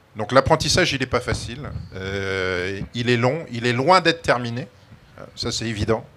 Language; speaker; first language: French; native; French